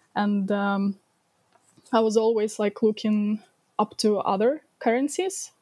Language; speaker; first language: English; non-native, fluent; Ukrainian